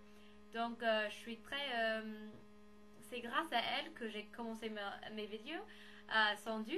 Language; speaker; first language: French; non-native, learner; English